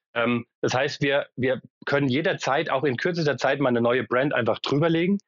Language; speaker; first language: German; native; German